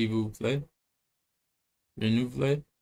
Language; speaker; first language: French; non-native, learner; English